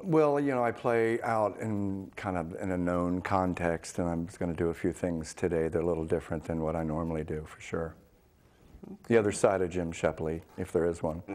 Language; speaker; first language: English; native; English